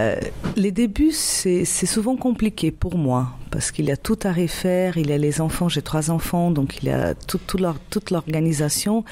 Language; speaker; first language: French; non-native, fluent; Portuguese